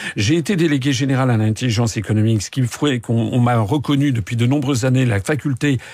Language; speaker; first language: French; native; French